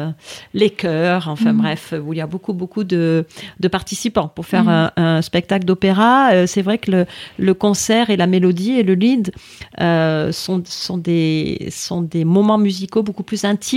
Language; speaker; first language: French; native; French